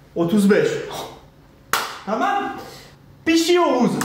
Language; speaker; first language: Turkish; non-native, learner; French